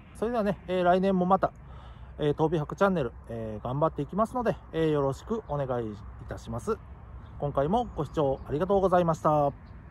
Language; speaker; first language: Japanese; native; Japanese